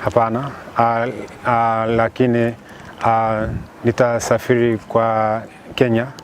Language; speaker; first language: Swahili; non-native, learner; English